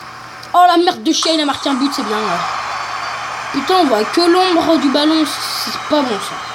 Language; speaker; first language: French; native; French